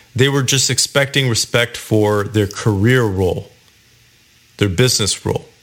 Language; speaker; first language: English; native; English